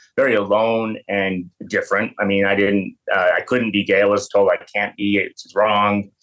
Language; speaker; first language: English; native; English